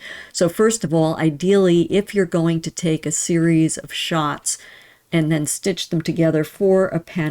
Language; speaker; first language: English; native; English